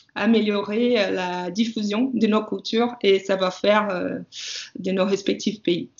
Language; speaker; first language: French; non-native, fluent; Portuguese